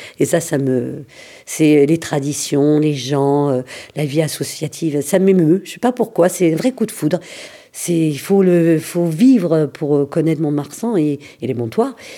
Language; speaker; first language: French; early bilingual, other home language; Arabic